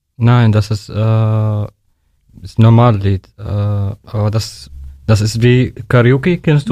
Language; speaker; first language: German; non-native, learner; Arabic